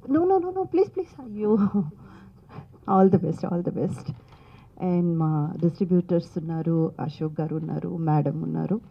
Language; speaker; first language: Telugu; native; Telugu